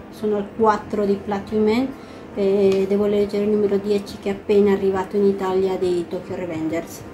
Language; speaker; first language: Italian; non-native, fluent; Spanish